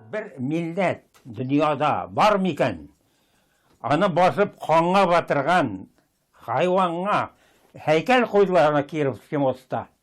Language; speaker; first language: Tatar; native; Tatar